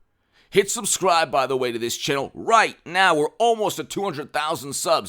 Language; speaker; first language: English; native; English